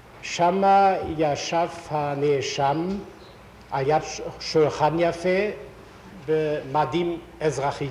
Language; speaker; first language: Hebrew; non-native, fluent; German